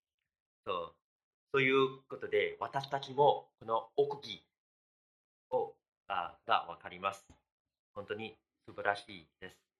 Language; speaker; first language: Japanese; non-native, fluent; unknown